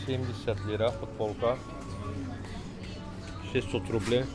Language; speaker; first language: Russian; non-native, learner; Turkish